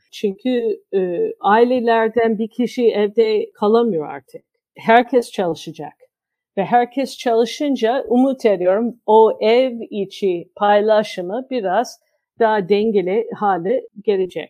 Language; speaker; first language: Turkish; non-native, fluent; English